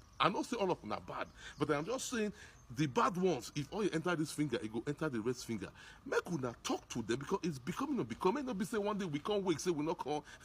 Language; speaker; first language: Nigerian Pidgin; non-native, local second language; Bini